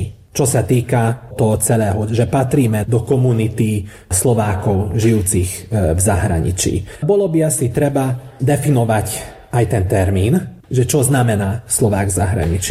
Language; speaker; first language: Slovak; early bilingual, heritage; Slovak